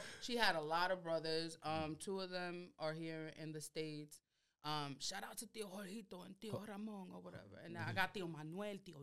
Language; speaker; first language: English; early bilingual, other home language; Spanish